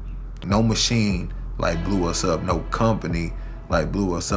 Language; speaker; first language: English; early bilingual, other home language; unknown